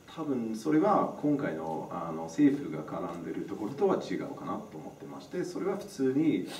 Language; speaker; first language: Japanese; non-native, fluent; English